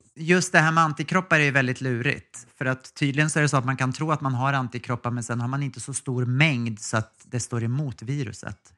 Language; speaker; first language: Swedish; native; Swedish